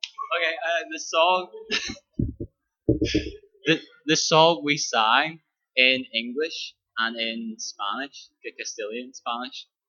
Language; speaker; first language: English; native; English